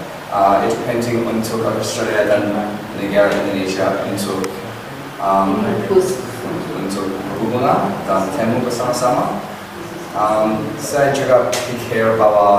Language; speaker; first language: Indonesian; non-native, learner; English